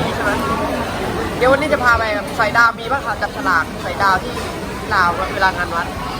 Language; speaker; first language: Thai; native; Thai